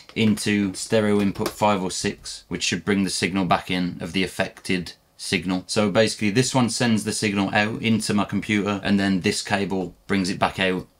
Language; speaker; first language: English; native; English